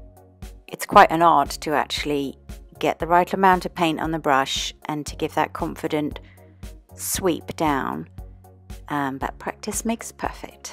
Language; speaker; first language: English; native; English